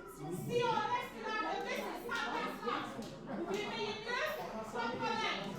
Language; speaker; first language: French; native; French